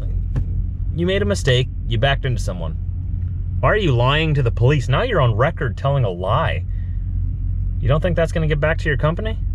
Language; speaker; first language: English; native; English